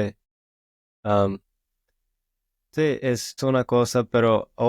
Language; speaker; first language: Spanish; non-native, learner; English